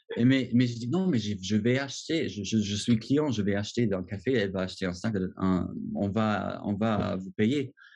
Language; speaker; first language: French; non-native, fluent; English